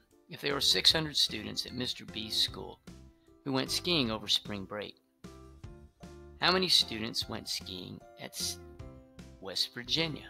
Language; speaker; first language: English; native; English